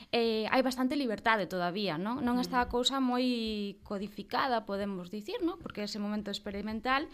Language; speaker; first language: Galician; non-native, fluent; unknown